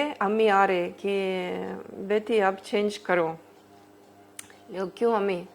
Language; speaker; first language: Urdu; early bilingual, heritage; Greek